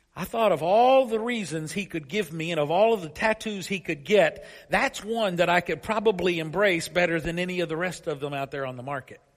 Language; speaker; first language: English; native; English